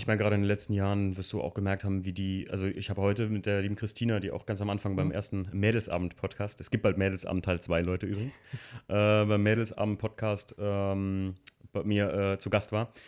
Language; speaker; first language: German; native; German